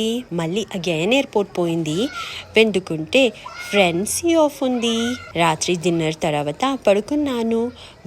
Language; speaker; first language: Telugu; non-native, learner; Kannada